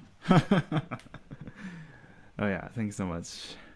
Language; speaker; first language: English; non-native, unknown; Japanese